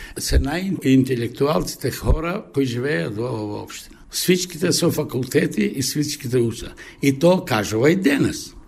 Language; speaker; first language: Bulgarian; early bilingual, heritage; Bulgarian